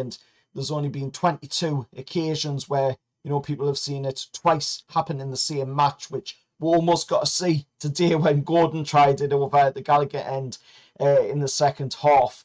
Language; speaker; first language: English; native; English